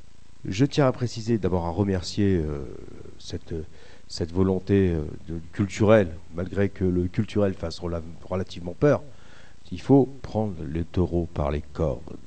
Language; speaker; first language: French; native; French